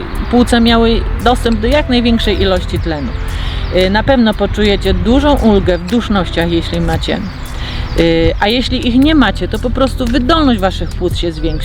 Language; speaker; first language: Polish; native; Polish